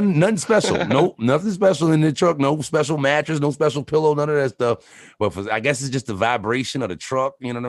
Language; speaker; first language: English; native; English